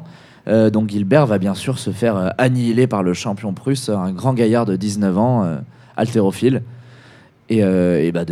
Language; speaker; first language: French; native; French